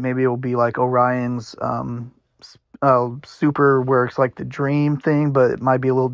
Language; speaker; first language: English; native; English